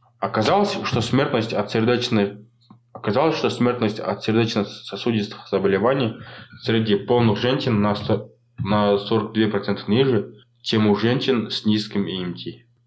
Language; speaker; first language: Russian; non-native, local second language; Kazakh